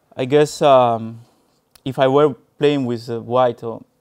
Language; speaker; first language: English; non-native, fluent; Spanish